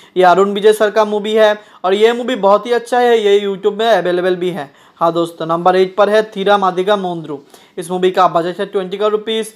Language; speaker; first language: Hindi; non-native, local second language; Bangla